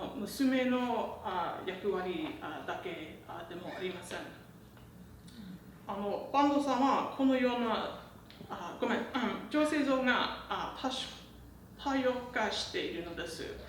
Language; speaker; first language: Japanese; non-native, learner; English